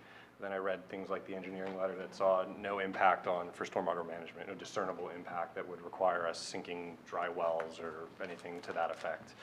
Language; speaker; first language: English; native; English